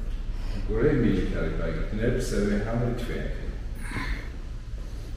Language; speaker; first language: English; non-native, learner; Georgian